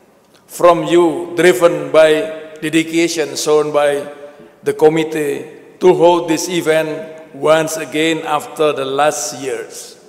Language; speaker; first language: English; non-native, learner; Indonesian